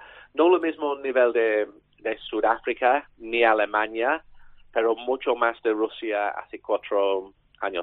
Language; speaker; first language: Spanish; non-native, learner; English